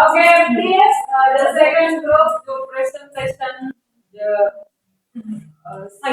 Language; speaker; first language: English; non-native, learner; Indonesian